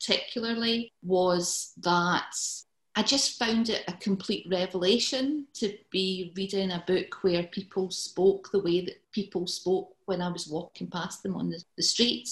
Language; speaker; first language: English; native; English